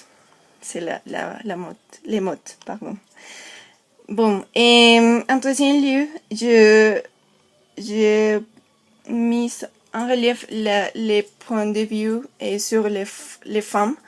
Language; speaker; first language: French; non-native, learner; Spanish